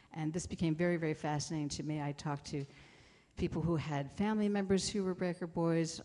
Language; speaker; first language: English; native; English